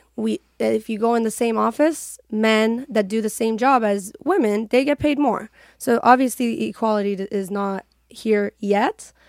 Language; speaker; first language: English; non-native, fluent; Persian